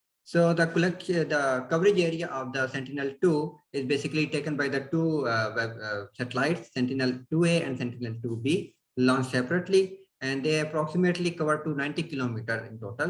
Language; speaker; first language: English; non-native, fluent; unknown